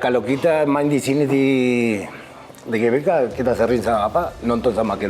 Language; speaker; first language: Indonesian; non-native, fluent; Spanish